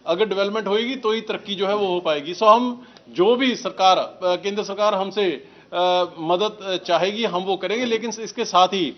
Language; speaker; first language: Hindi; non-native, local second language; Punjabi